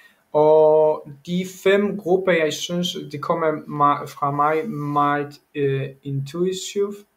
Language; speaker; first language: Danish; non-native, learner; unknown